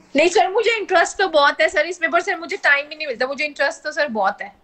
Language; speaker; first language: Hindi; native; Hindi